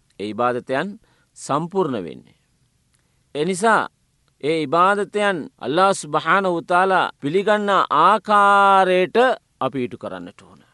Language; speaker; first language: Sinhala; non-native, local second language; Tamil